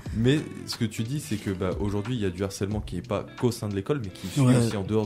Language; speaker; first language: French; native; French